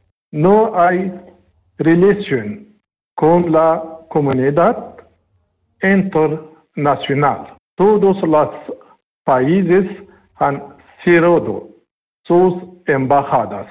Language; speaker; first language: Spanish; non-native, learner; Pashto